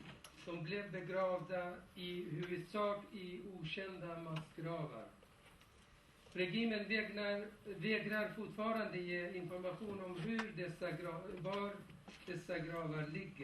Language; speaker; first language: Swedish; non-native, fluent; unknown